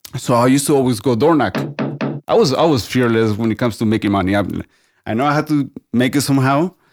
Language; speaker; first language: English; non-native, fluent; Spanish